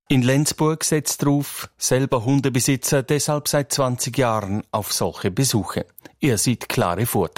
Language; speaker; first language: German; native; German